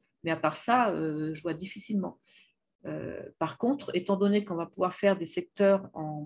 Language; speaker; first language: French; native; French